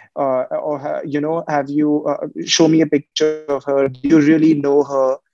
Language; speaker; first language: English; non-native, local second language; Hindi